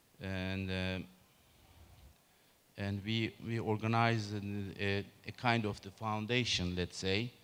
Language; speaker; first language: English; non-native, learner; Turkish